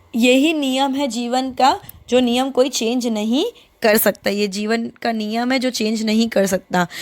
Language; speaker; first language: Hindi; non-native, local second language; Gujarati